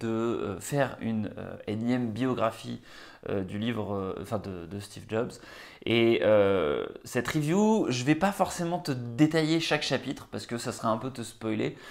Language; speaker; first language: French; native; French